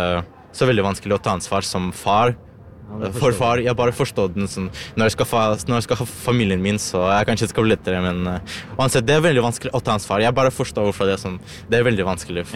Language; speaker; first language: Norwegian; non-native, learner; Ukrainian